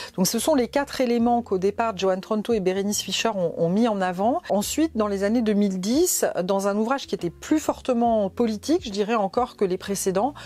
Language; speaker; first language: French; native; French